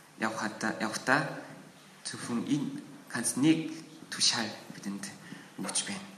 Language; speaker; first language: Mongolian; non-native, learner; Korean